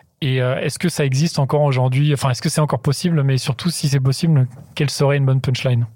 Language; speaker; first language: French; native; French